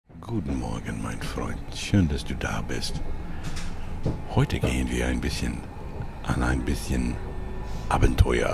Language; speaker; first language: German; non-native, learner; English